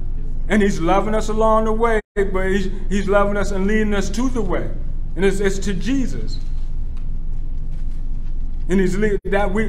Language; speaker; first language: English; native; English